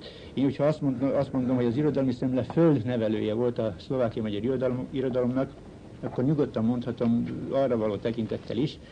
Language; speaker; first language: Hungarian; native; Hungarian